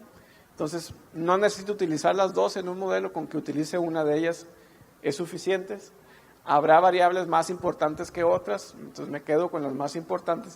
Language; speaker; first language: Spanish; native; Spanish